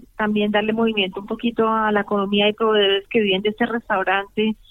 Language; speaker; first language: Spanish; native; Spanish